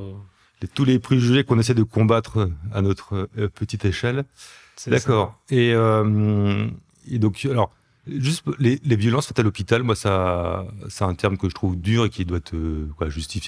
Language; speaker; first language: French; native; French